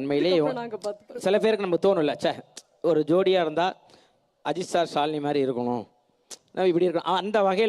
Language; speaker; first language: Tamil; native; Tamil